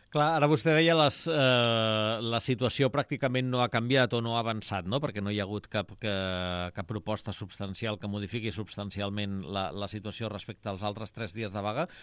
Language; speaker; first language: Catalan; native; Catalan